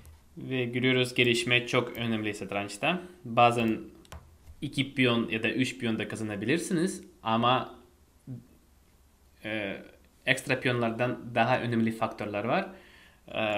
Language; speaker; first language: Turkish; non-native, fluent; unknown